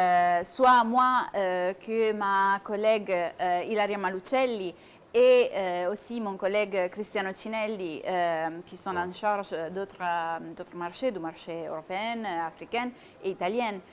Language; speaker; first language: French; non-native, fluent; Italian